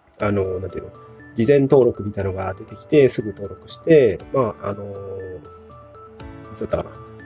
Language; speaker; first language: Japanese; native; Japanese